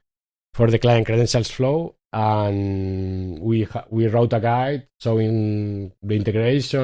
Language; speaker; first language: English; non-native, fluent; Spanish